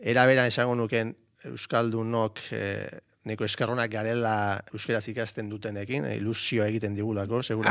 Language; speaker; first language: Basque; native; Basque